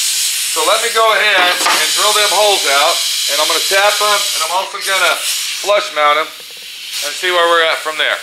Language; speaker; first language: English; native; English